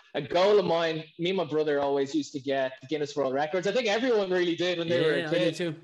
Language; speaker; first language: English; native; English